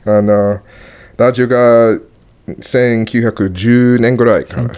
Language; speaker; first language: Japanese; non-native, learner; English